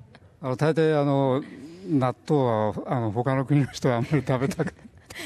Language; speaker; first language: Japanese; native; Japanese